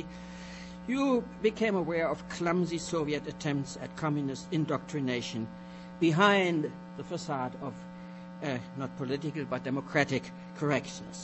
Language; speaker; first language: English; non-native, fluent; German